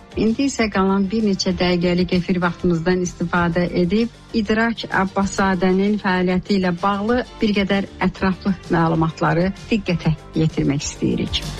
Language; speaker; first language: Azerbaijani; native; Azerbaijani